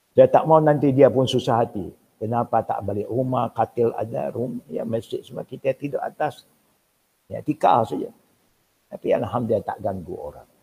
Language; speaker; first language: Malay; non-native, local second language; Min Nan Chinese